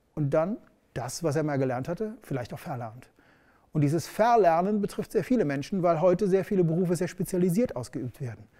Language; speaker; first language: German; native; German